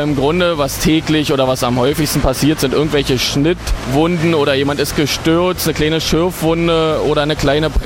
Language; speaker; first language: German; native; German